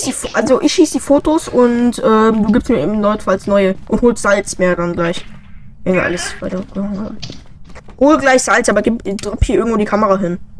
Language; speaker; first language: German; native; German